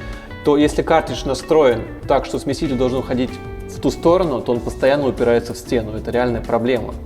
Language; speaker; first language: Russian; native; Russian